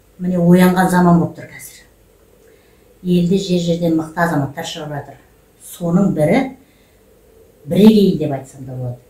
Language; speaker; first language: Kazakh; native; Kazakh